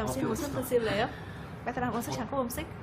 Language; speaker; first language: Korean; non-native, learner; Vietnamese